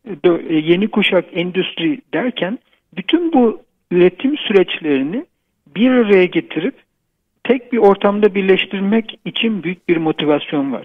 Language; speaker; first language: Turkish; native; Turkish